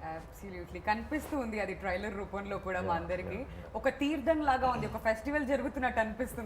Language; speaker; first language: Telugu; native; Telugu